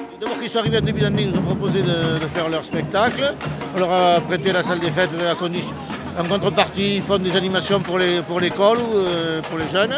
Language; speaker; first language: French; native; French